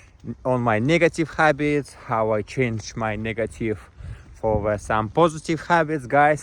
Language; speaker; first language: English; non-native, learner; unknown